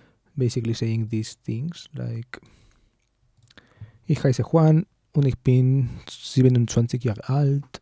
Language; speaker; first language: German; non-native, learner; Spanish